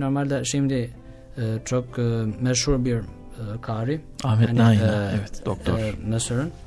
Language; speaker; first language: Turkish; non-native, learner; Albanian